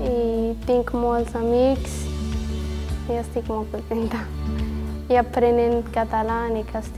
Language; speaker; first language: Catalan; non-native, learner; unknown